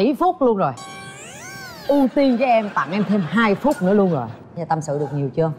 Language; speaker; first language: Vietnamese; native; Vietnamese